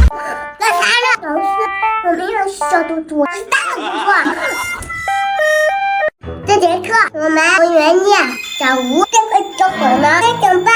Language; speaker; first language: Chinese; native; Chinese